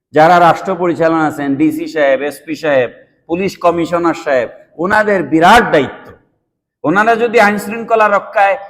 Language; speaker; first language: Bangla; native; Bangla